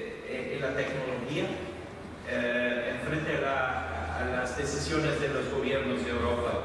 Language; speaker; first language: Spanish; non-native, fluent; Portuguese